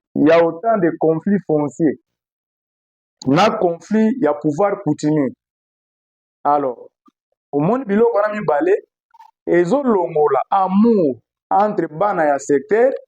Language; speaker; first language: Lingala; non-native, local second language; Kituba (Democratic Republic of Congo)